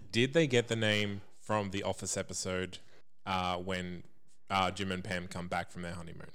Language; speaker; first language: English; native; English